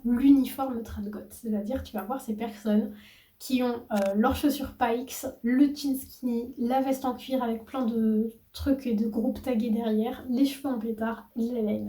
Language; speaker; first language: French; native; French